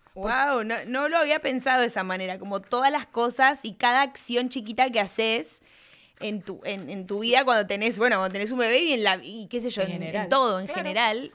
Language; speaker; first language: Spanish; native; Spanish